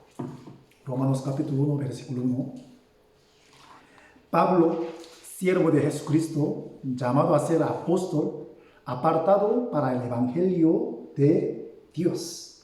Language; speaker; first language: Spanish; non-native, fluent; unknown